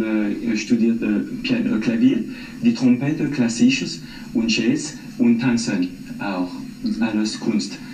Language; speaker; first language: German; non-native, learner; French